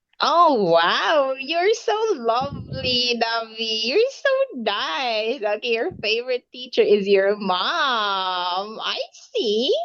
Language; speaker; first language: English; non-native, local second language; Filipino